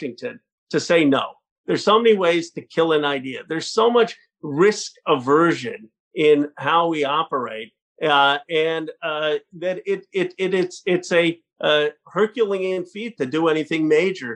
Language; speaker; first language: English; native; English